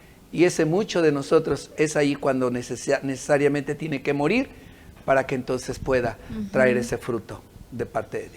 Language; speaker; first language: Spanish; native; Spanish